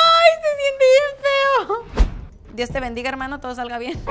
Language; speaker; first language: Spanish; native; Spanish